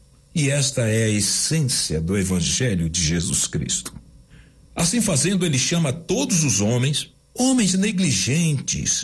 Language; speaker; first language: Portuguese; native; Portuguese